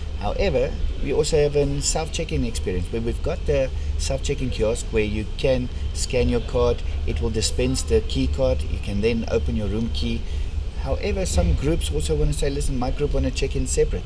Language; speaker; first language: English; non-native, local second language; Afrikaans